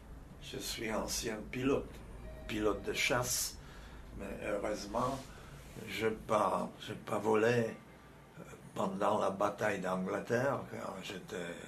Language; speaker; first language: French; non-native, fluent; Czech